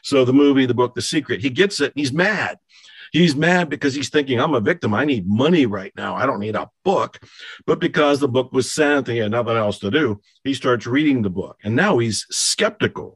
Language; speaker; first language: English; native; English